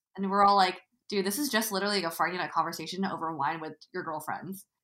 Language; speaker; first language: English; native; English